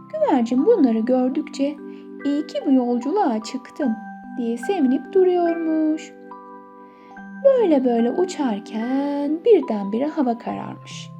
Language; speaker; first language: Turkish; native; Turkish